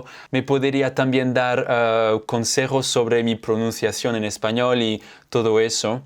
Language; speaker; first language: Spanish; non-native, fluent; French